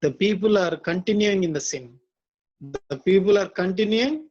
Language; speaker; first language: English; non-native, local second language; Telugu